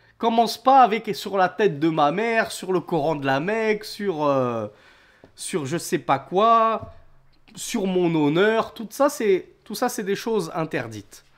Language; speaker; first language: French; native; French